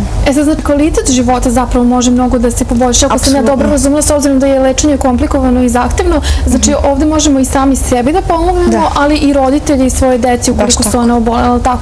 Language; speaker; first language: Serbian; native; Serbian